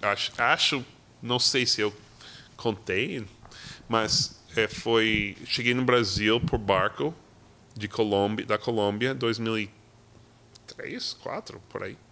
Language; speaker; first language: Portuguese; non-native, fluent; English